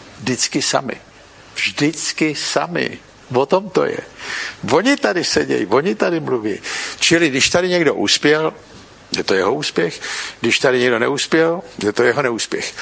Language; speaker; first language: Czech; native; Czech